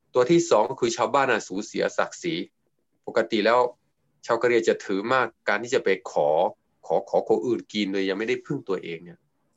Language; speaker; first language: Thai; non-native, local second language; S'gaw Karen